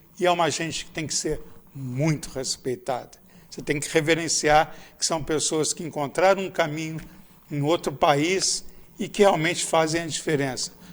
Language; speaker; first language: Portuguese; native; Portuguese